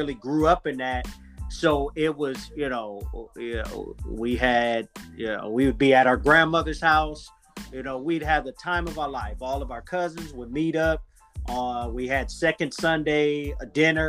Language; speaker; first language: English; native; English